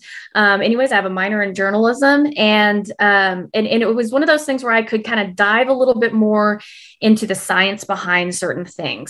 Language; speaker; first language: English; native; English